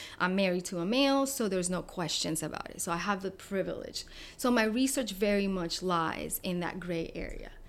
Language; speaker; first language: English; non-native, fluent; Spanish